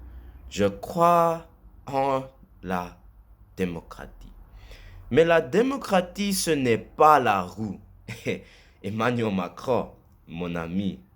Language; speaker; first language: French; non-native, learner; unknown